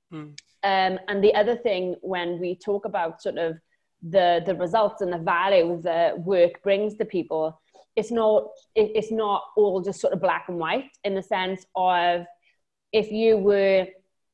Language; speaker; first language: English; native; English